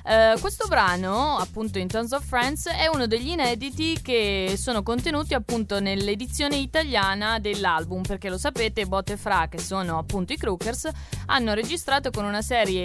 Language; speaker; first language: Italian; native; Italian